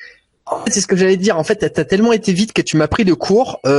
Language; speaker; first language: French; native; French